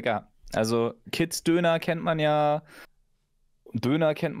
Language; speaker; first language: German; native; German